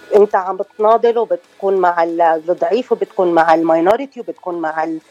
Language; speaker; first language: Arabic; native; Arabic